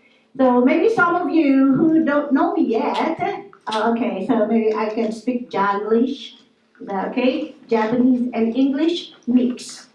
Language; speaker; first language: English; non-native, local second language; Filipino